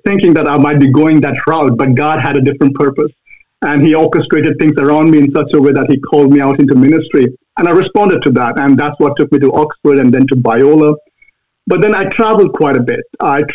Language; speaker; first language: English; non-native, local second language; Malayalam